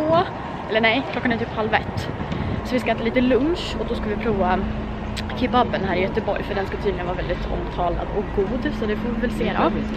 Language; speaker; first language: Swedish; native; Swedish